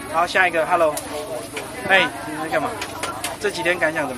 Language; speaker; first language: Chinese; native; Chinese